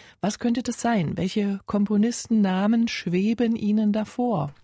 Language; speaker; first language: German; native; German